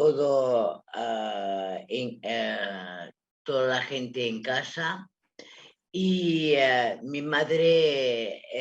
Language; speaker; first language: Spanish; non-native, local second language; Catalan